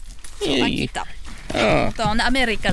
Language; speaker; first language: Finnish; non-native, learner; French